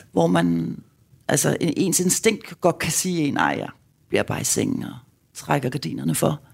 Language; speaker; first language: Danish; native; Danish